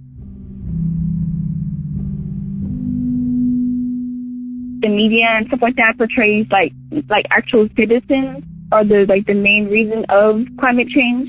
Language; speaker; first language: English; native; English